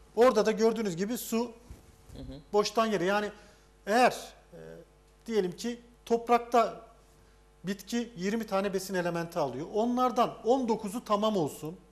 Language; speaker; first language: Turkish; native; Turkish